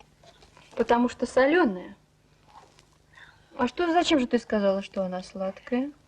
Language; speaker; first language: Russian; native; Russian